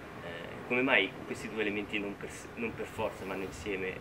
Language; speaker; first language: Italian; native; Italian